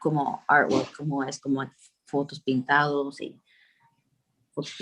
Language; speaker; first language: Spanish; early bilingual, heritage; Spanish